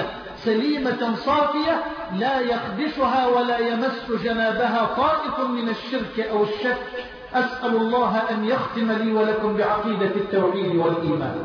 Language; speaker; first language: Arabic; native; Arabic